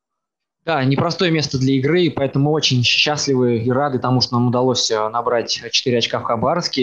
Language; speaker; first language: Russian; native; Russian